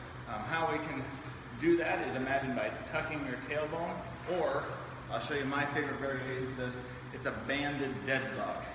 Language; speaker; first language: English; native; English